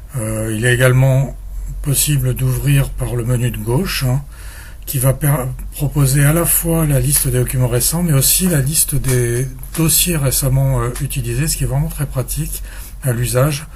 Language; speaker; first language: French; native; French